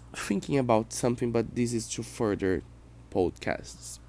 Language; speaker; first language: English; non-native, fluent; Portuguese